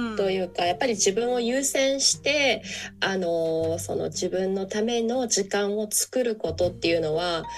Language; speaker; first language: Japanese; early bilingual, other home language; English